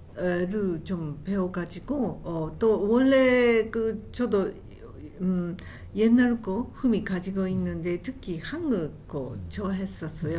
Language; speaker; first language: Korean; non-native, fluent; Japanese